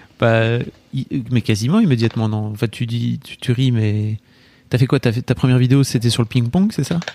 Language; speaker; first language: French; native; French